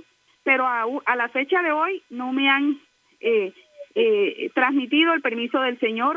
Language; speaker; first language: Spanish; native; Spanish